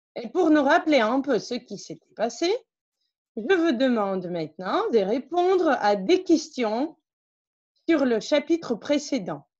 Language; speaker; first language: French; non-native, fluent; Russian